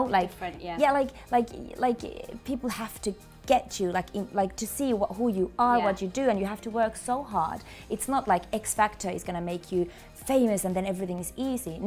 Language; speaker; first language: English; non-native, fluent; Finnish